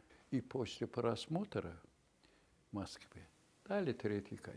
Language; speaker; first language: Russian; non-native, local second language; Azerbaijani